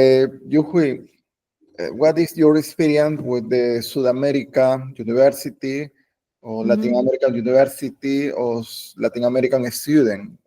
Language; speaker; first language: English; non-native, learner; Spanish